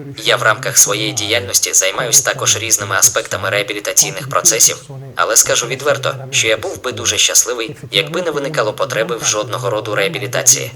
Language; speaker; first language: Ukrainian; non-native, fluent; Italian